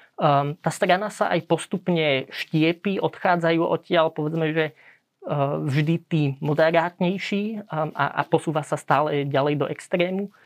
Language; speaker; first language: Slovak; early bilingual, heritage; Slovak